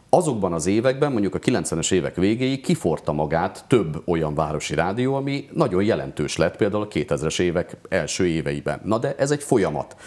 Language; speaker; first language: Hungarian; native; Hungarian